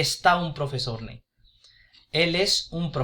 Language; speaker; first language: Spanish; non-native, fluent; Urdu